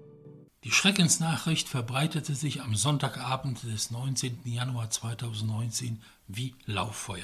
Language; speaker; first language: German; non-native, fluent; Polish